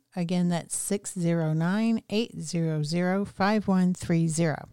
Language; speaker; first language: English; native; English